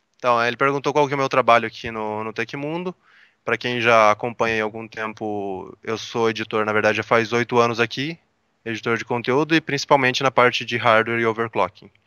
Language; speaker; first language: Portuguese; native; Portuguese